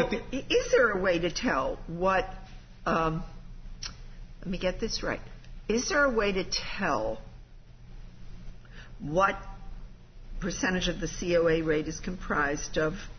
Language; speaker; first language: English; native; English